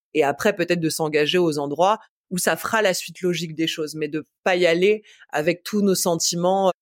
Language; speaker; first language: French; native; French